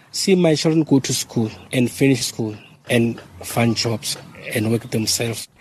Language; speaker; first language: English; non-native, local second language; Northern Sotho